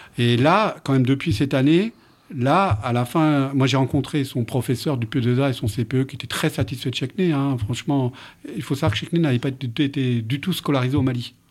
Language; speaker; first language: French; native; French